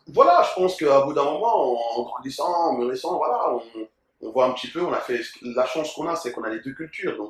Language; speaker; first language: French; early bilingual, other home language; Soninke